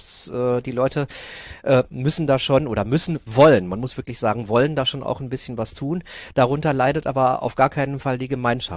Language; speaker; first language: German; native; German